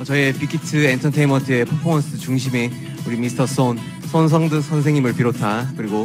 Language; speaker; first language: Korean; native; Korean